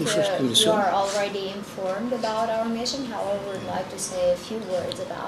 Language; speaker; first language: English; non-native, fluent; Albanian